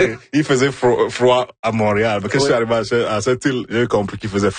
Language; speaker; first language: French; non-native, fluent; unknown